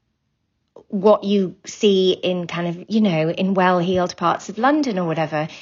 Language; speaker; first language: English; native; English